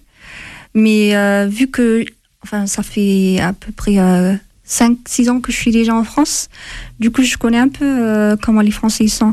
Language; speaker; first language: French; non-native, fluent; Amharic